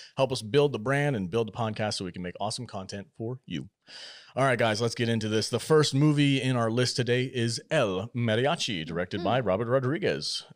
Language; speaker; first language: English; native; English